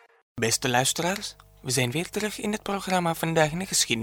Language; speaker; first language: Dutch; non-native, fluent; Indonesian